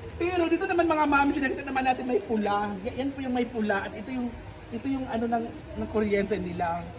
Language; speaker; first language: Filipino; native; Filipino